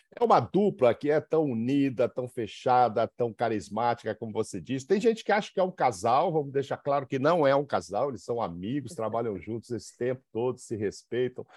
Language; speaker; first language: Portuguese; native; Portuguese